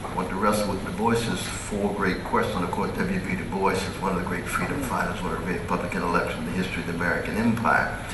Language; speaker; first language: English; native; English